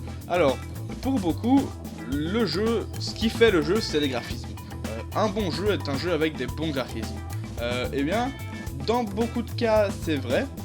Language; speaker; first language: French; native; French